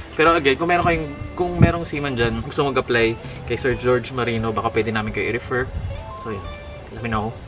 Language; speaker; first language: Filipino; native; Filipino